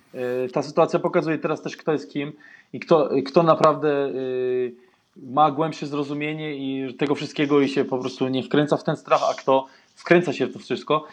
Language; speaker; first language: Polish; early bilingual, heritage; Polish